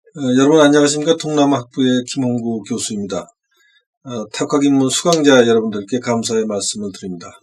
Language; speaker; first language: Korean; native; Korean